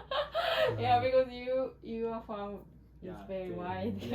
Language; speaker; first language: English; non-native, learner; Japanese